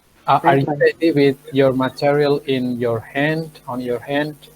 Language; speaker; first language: English; non-native, fluent; Indonesian